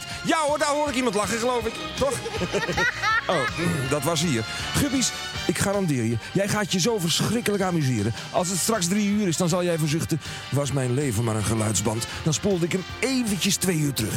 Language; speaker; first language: Dutch; native; Dutch